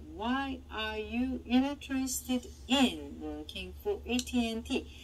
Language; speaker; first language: English; non-native, fluent; Korean